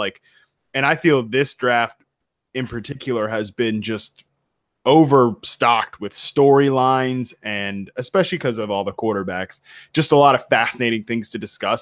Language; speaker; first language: English; native; English